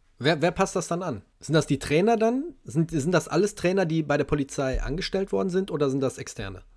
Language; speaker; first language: German; native; German